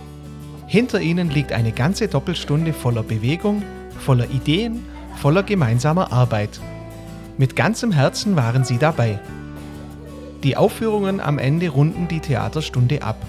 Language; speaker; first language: German; native; German